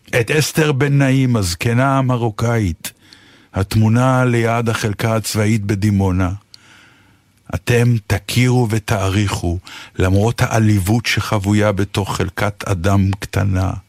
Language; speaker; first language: Hebrew; native; Hebrew